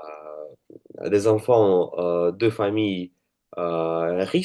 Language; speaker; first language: French; non-native, learner; Russian